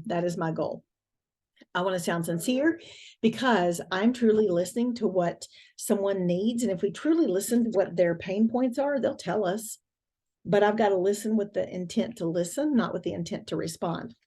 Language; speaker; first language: English; native; English